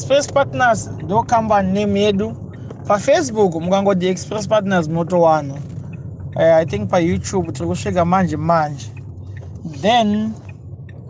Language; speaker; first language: English; non-native, local second language; Shona